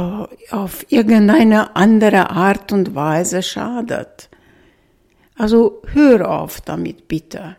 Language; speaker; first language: German; non-native, fluent; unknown